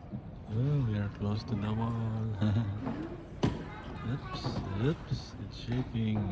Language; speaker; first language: English; non-native, local second language; Filipino